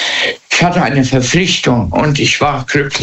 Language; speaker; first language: German; native; German